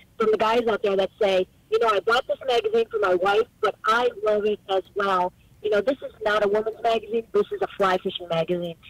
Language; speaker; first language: English; native; English